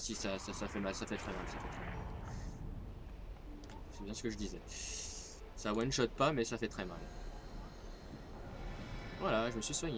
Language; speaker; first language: French; native; French